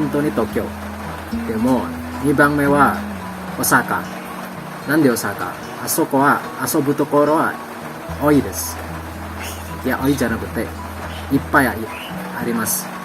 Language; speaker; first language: Japanese; non-native, learner; Indonesian